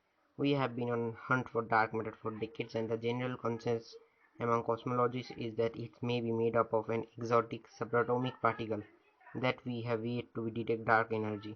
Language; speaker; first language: English; non-native, fluent; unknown